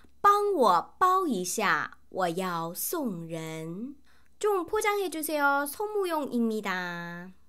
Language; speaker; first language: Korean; non-native, fluent; Chinese